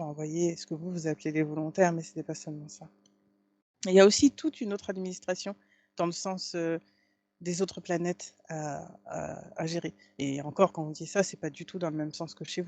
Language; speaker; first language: French; native; French